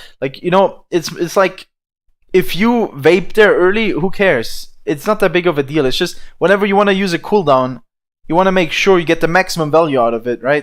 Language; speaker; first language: English; non-native, fluent; German